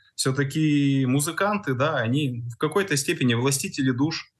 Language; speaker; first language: Russian; native; Russian